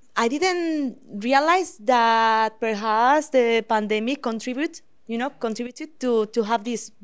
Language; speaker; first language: English; non-native, fluent; Spanish